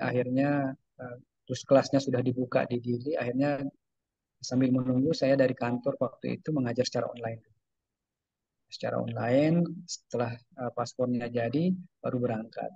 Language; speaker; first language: Indonesian; native; Indonesian